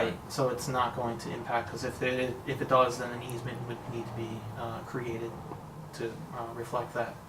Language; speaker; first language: English; native; English